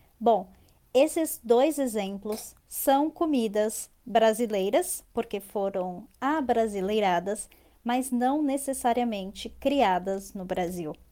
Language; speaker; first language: Portuguese; native; Portuguese